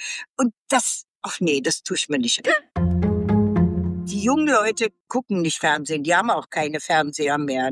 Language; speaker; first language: German; native; German